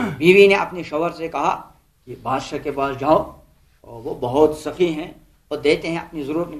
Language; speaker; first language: Urdu; non-native, local second language; Kashmiri